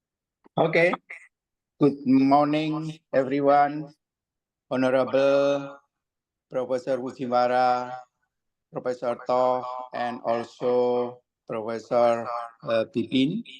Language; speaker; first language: English; non-native, learner; Indonesian